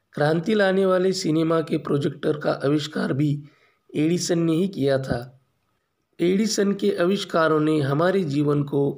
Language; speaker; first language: Hindi; non-native, local second language; Marathi